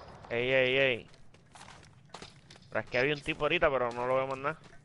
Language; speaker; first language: Spanish; early bilingual, heritage; Spanish